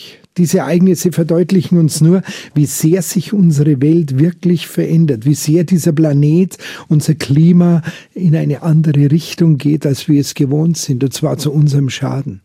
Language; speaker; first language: German; native; German